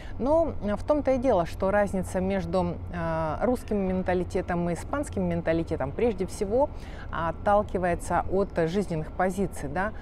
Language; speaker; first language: Russian; native; Russian